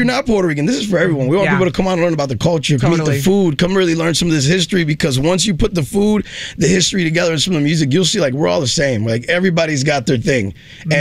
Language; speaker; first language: English; early bilingual, other home language; Spanish